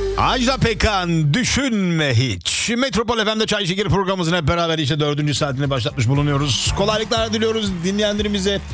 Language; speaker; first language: Turkish; early bilingual, heritage; Turkish